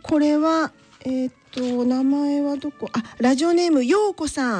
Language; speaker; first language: Japanese; native; Japanese